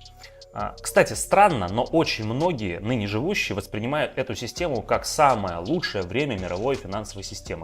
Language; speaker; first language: Russian; native; Russian